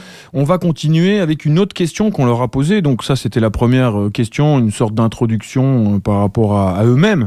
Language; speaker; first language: French; native; French